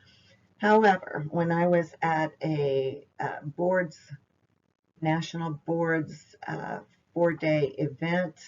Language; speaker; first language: English; native; English